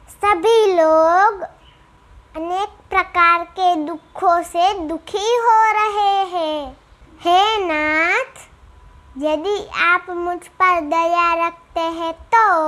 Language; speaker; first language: Hindi; non-native, local second language; Gujarati